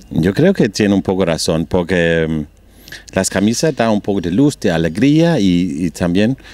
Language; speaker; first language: Spanish; non-native, learner; Danish